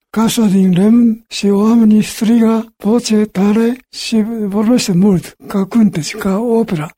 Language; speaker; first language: Romanian; non-native, learner; Japanese